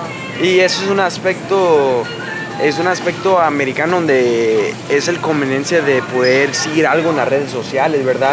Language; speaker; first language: Spanish; early bilingual, other home language; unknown